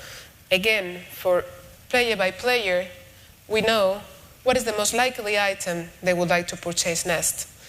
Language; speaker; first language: English; non-native, fluent; Spanish